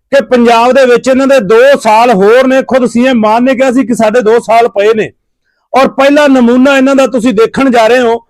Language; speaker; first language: Punjabi; native; Punjabi